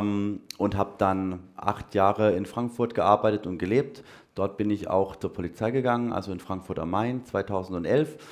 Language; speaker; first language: German; native; German